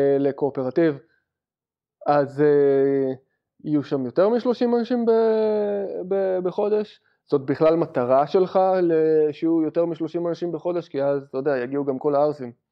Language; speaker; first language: Hebrew; native; Hebrew